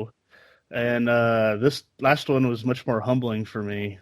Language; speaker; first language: English; native; English